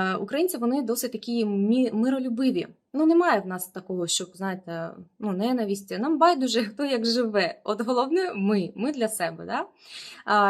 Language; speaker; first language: Ukrainian; non-native, local second language; Russian